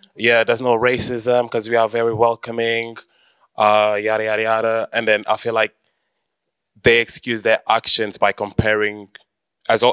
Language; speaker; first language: English; early bilingual, heritage; Portuguese